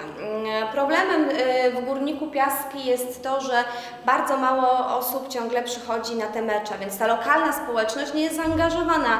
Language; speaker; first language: Polish; native; Polish